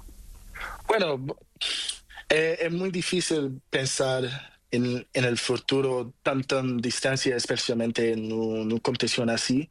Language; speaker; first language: Spanish; non-native, learner; Portuguese